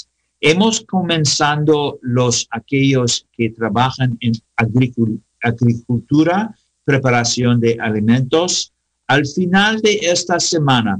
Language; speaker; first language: Spanish; non-native, learner; English